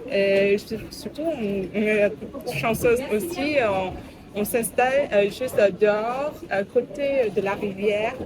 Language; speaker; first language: French; non-native, learner; Vietnamese